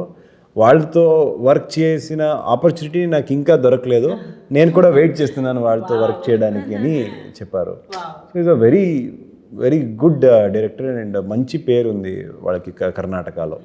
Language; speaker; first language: Telugu; non-native, learner; Kannada